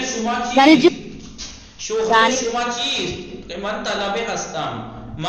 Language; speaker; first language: Persian; non-native, fluent; Urdu